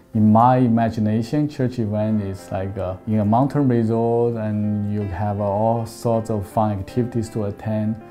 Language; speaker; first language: English; non-native, fluent; Chinese